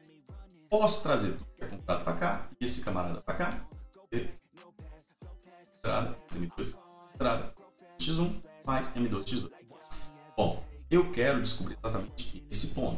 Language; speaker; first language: Portuguese; native; Portuguese